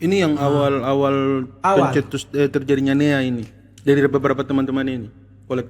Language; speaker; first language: Malay; native; Malay